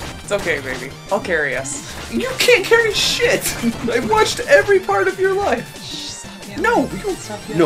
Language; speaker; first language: English; native; English